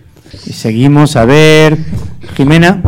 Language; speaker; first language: Spanish; native; Spanish